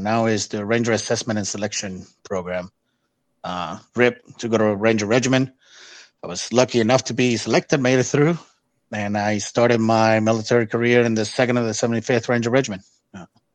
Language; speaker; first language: English; non-native, fluent; Spanish